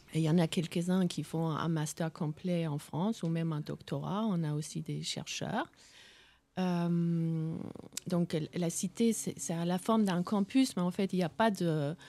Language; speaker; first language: French; non-native, fluent; Danish